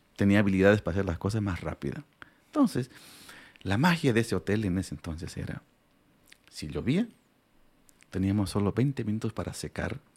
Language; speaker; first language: Spanish; non-native, local second language; Aymara